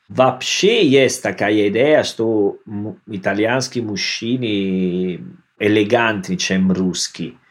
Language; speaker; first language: Russian; non-native, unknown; Italian